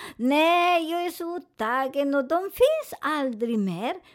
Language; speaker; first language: Swedish; non-native, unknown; Spanish